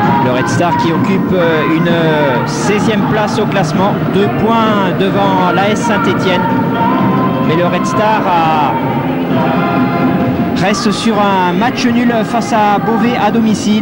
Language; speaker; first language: French; native; French